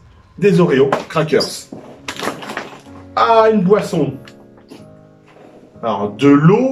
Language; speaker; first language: French; native; French